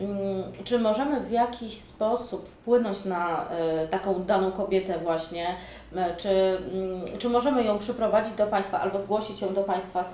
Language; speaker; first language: Polish; native; Polish